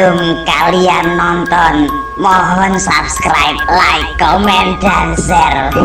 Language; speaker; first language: Indonesian; native; Indonesian